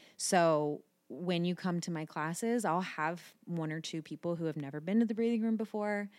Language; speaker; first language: English; native; English